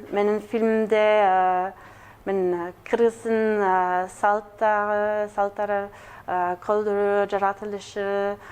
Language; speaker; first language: Kyrgyz; non-native, learner; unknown